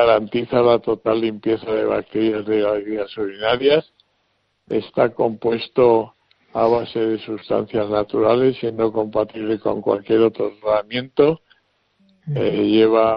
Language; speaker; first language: Spanish; native; Spanish